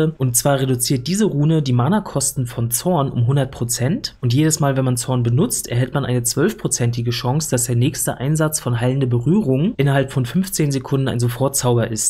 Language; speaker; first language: German; native; German